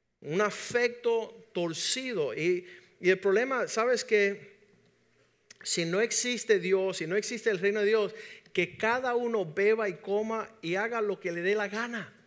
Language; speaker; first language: Spanish; native; Spanish